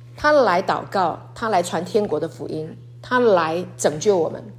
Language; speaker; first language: Chinese; native; Chinese